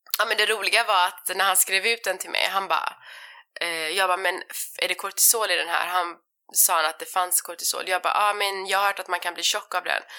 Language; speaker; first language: Swedish; early bilingual, other home language; Persian